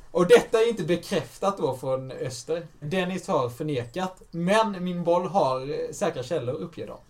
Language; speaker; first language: Swedish; native; Swedish